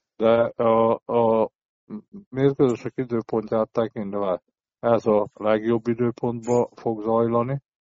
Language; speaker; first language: Hungarian; native; Hungarian